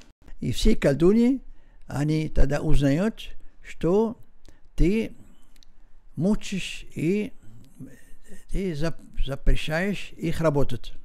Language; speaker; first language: Russian; non-native, learner; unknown